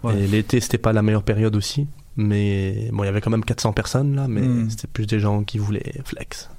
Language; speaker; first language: French; non-native, local second language; Arabic